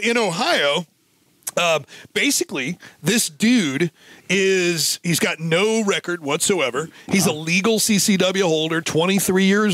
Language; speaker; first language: English; native; English